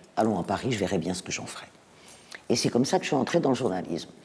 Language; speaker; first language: French; native; French